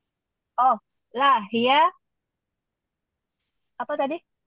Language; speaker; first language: Arabic; non-native, learner; Indonesian